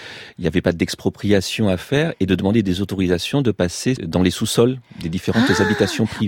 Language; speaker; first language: French; native; French